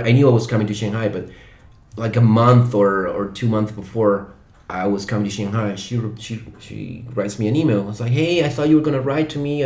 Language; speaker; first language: English; non-native, fluent; Spanish